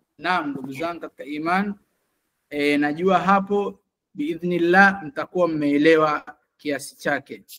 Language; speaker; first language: Swahili; native; Swahili